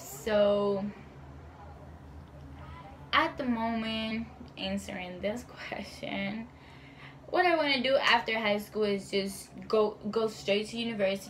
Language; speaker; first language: English; early bilingual, other home language; Spanish